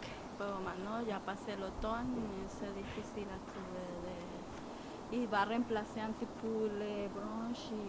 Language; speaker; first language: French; non-native, learner; Spanish